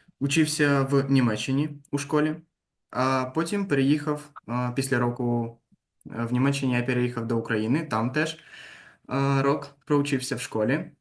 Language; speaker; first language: Ukrainian; non-native, local second language; Russian